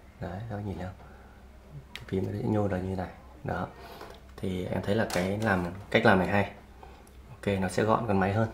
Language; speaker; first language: Vietnamese; native; Vietnamese